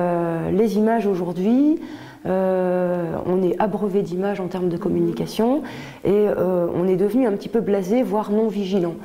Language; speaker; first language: French; native; French